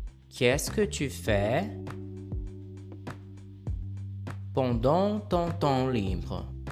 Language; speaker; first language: French; non-native, fluent; Portuguese